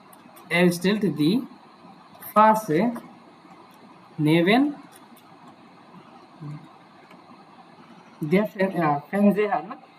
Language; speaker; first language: German; non-native, fluent; Bangla